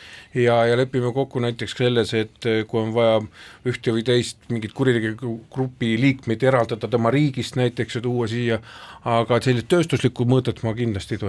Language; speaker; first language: Estonian; native; Estonian